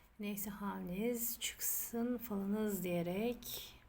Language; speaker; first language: Turkish; native; Turkish